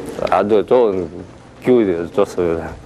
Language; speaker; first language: Korean; early bilingual, heritage; Korean